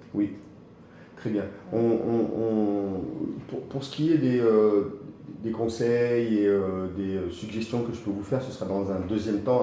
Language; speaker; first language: French; native; French